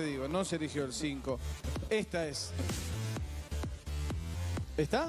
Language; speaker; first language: Spanish; native; Spanish